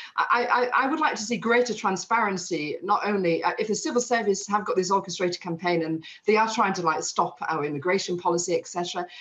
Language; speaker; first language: English; native; English